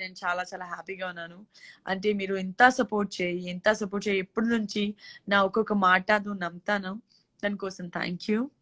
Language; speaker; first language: Telugu; non-native, learner; Gujarati